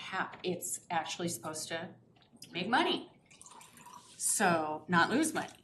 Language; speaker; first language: English; native; English